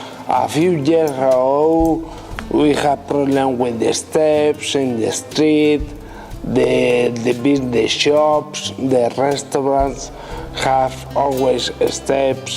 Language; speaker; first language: English; non-native, learner; Spanish